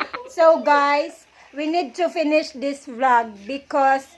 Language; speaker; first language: English; non-native, learner; Cebuano